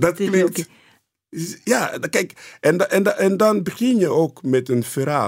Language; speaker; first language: Dutch; non-native, fluent; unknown